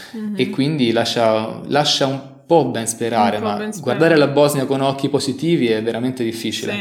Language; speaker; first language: Italian; native; Italian